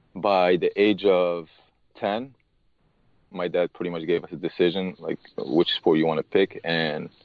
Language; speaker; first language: English; early bilingual, other home language; Arabic